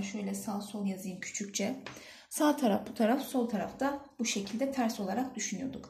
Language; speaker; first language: Turkish; native; Turkish